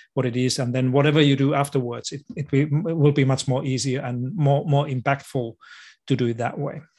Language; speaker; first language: English; non-native, fluent; Finnish